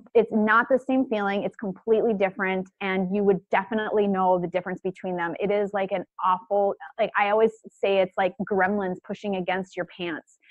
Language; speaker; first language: English; native; English